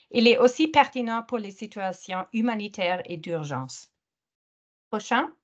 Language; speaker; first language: French; non-native, fluent; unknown